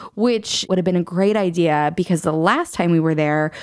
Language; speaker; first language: English; native; English